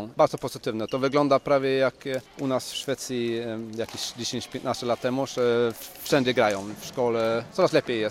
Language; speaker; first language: Polish; non-native, learner; Swedish